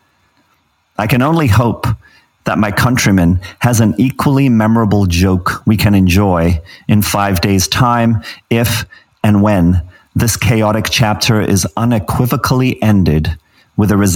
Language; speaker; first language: English; native; English